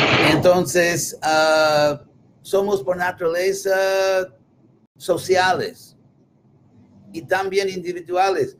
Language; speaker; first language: Spanish; non-native, fluent; English